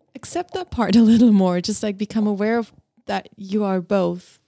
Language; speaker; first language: English; non-native, fluent; German